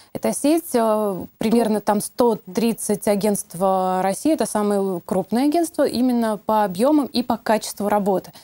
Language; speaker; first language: Russian; native; Russian